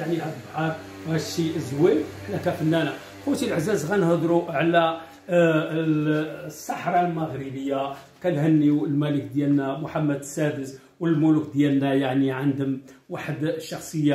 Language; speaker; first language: Arabic; native; Arabic